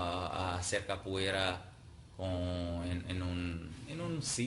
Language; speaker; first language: Spanish; non-native, fluent; Portuguese